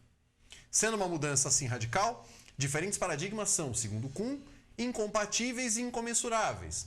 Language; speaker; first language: Portuguese; native; Portuguese